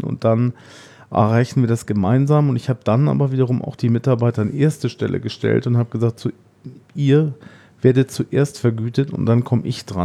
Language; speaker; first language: German; native; German